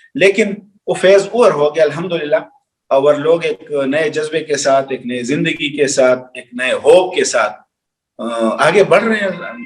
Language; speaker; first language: Urdu; non-native, local second language; Pashto